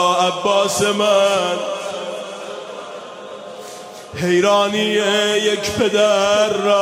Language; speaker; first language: Persian; native; Persian